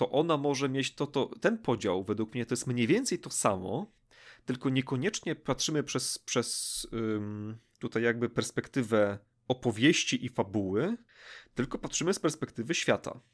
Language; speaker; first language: Polish; native; Polish